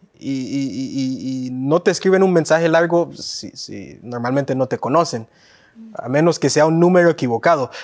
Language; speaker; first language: Spanish; early bilingual, heritage; Spanish